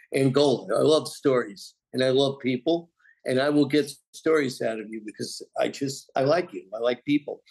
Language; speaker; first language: English; native; English